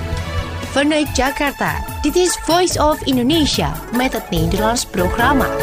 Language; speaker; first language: Dutch; non-native, learner; Indonesian